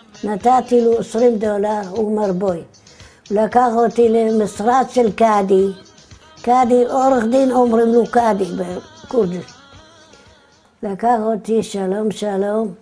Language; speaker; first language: Hebrew; non-native, fluent; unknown